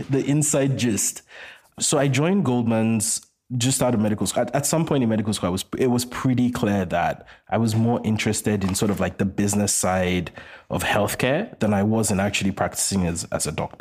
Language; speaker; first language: English; non-native, local second language; Yoruba